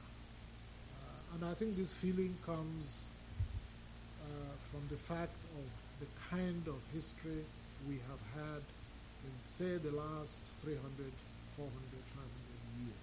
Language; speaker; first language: English; non-native, local second language; Igbo